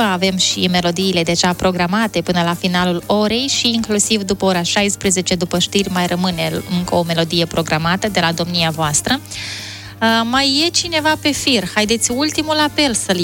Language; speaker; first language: Romanian; native; Romanian